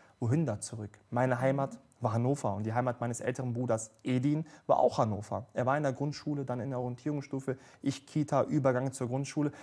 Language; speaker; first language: German; early bilingual, other home language; Bosnian